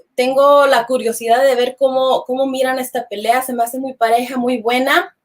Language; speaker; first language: Spanish; early bilingual, heritage; Spanish